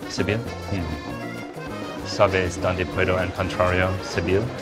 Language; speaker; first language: Spanish; non-native, learner; English